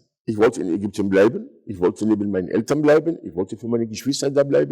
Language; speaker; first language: German; non-native, fluent; Arabic